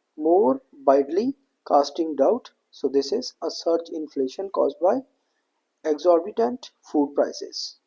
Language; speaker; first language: English; non-native, local second language; Punjabi